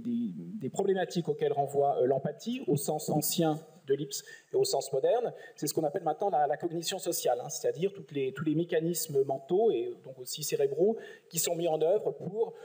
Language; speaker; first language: French; native; French